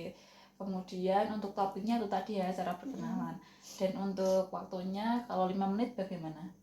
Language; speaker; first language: Indonesian; native; Indonesian